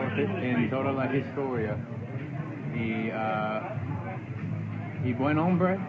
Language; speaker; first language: Spanish; non-native, learner; English